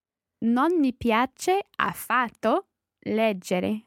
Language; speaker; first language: Italian; non-native, learner; English